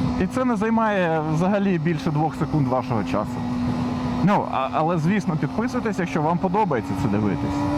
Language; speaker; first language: Ukrainian; non-native, local second language; Russian